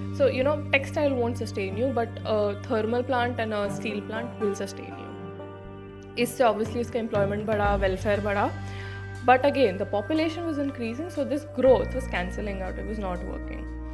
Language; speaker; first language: English; non-native, local second language; Hindi